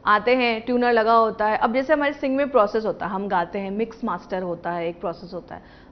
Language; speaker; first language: Hindi; native; Hindi